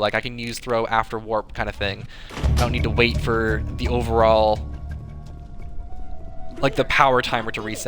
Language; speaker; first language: English; native; English